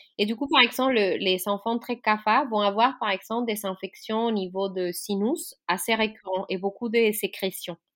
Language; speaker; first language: French; non-native, fluent; Spanish